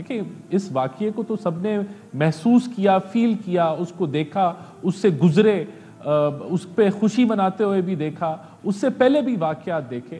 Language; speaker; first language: Urdu; native; Urdu